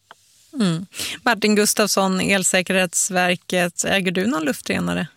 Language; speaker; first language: Swedish; native; Swedish